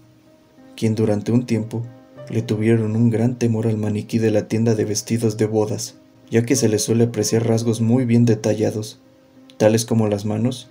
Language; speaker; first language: Spanish; native; Spanish